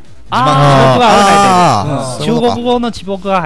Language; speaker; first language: Japanese; non-native, learner; Chinese